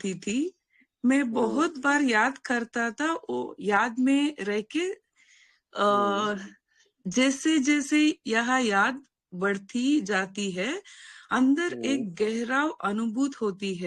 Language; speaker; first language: Hindi; non-native, local second language; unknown